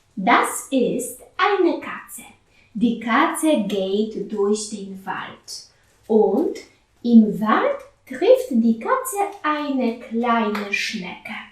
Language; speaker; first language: German; non-native, fluent; Polish